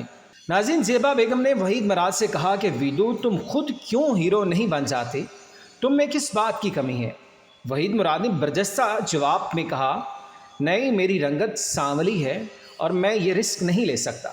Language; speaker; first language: Urdu; native; Urdu